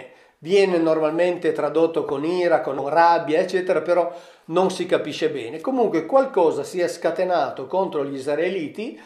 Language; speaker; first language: Italian; native; Italian